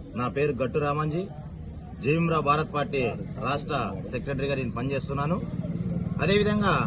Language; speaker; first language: Telugu; native; Telugu